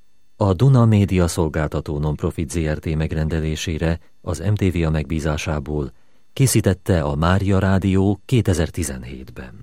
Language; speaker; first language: Hungarian; native; Hungarian